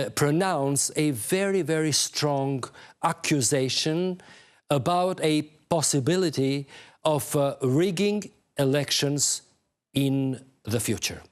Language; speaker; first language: English; non-native, fluent; Albanian